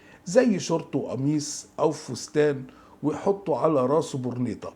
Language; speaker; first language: Arabic; native; Arabic